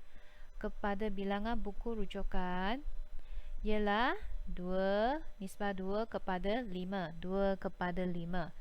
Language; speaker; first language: Malay; native; Malay